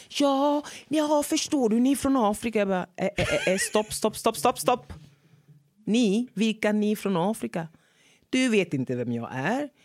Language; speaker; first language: Swedish; non-native, fluent; French